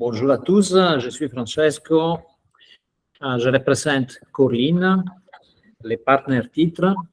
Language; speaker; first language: French; non-native, fluent; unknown